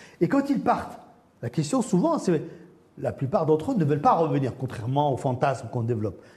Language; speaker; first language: French; early bilingual, other home language; Arabic